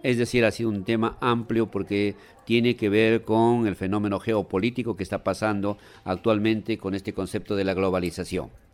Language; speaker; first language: Spanish; native; Spanish